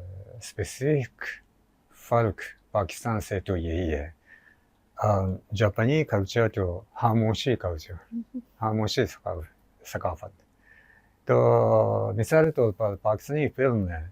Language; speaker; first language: Hindi; non-native, learner; Japanese